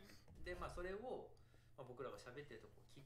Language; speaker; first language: Japanese; native; Japanese